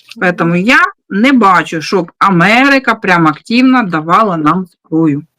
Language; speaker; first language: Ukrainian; non-native, local second language; Russian